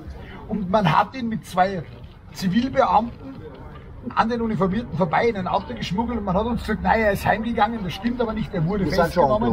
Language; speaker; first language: German; native; German